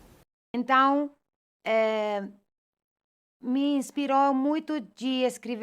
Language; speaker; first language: Portuguese; non-native, fluent; Italian